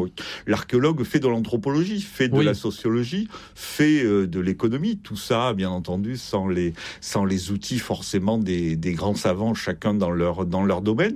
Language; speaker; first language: French; native; French